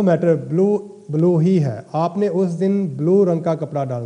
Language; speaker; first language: Hindi; native; Hindi